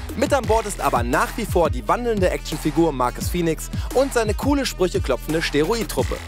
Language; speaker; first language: German; native; German